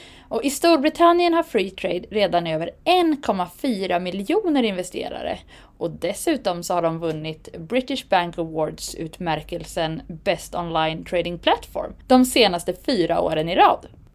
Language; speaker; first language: Swedish; native; Swedish